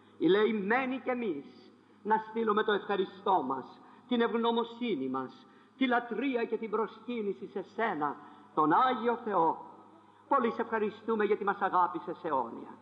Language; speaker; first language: Greek; non-native, fluent; French